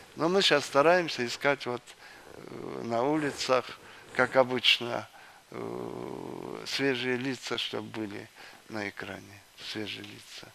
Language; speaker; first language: Russian; non-native, local second language; Kyrgyz